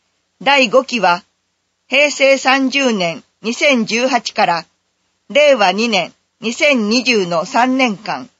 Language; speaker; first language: Japanese; native; Japanese